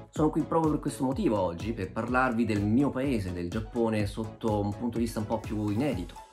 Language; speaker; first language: Italian; early bilingual, other home language; Japanese